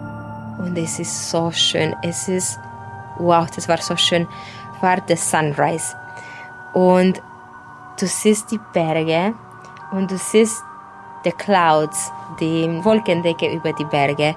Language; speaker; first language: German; non-native, fluent; Romanian